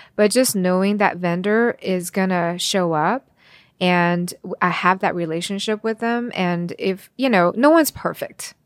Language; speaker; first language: English; early bilingual, other home language; Chinese